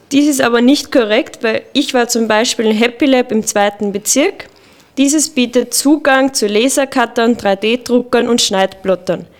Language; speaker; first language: German; native; German